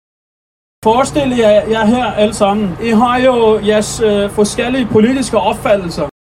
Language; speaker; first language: Danish; non-native, fluent; Persian